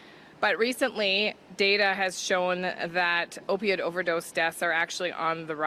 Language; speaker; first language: English; native; English